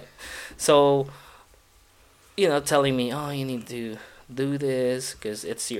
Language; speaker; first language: English; non-native, local second language; Filipino